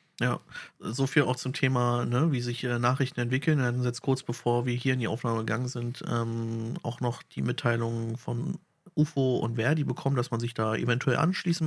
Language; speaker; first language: German; native; German